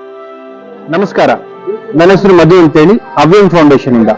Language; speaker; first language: Kannada; native; Kannada